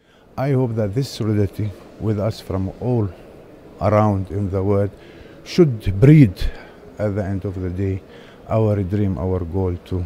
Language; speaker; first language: English; non-native, fluent; Arabic